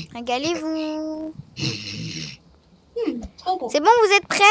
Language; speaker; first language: French; native; French